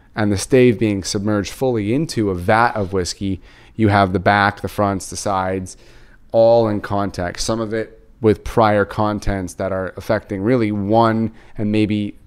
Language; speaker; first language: English; native; English